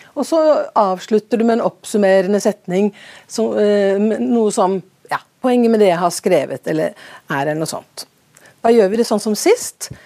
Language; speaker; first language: Norwegian; native; Norwegian